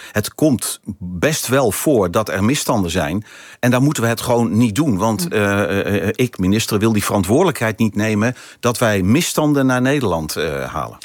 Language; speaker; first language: Dutch; native; Dutch